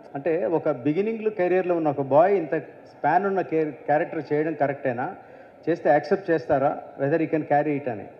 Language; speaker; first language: Telugu; native; Telugu